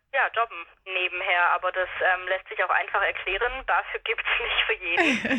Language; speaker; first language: German; native; German